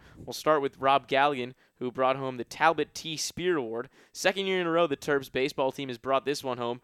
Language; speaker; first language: English; native; English